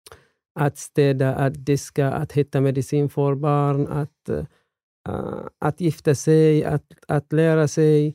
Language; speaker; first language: Swedish; non-native, fluent; Arabic